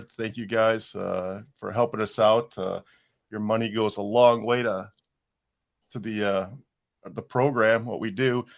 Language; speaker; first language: English; native; English